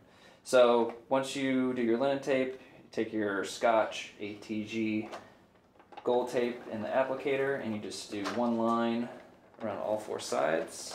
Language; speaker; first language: English; native; English